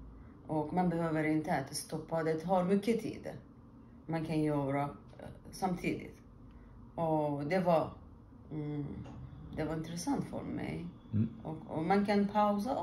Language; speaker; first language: Swedish; non-native, learner; Persian